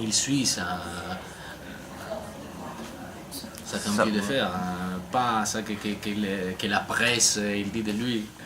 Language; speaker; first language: French; non-native, learner; Italian